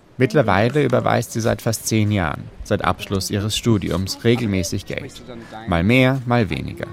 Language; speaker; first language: German; native; German